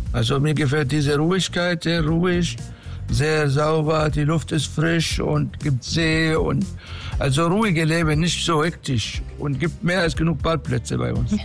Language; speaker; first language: German; non-native, fluent; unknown